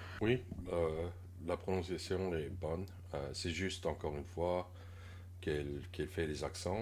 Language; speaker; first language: French; non-native, fluent; Korean